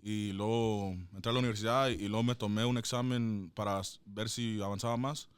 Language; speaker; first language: Spanish; early bilingual, heritage; Spanish